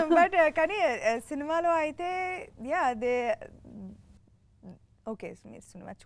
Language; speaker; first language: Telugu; non-native, local second language; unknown